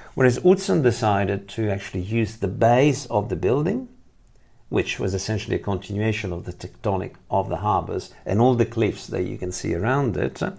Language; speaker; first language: English; non-native, fluent; Italian